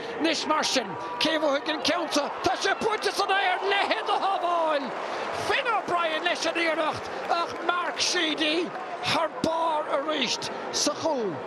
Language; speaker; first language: Irish; native; Irish